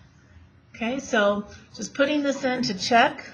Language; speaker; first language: English; native; English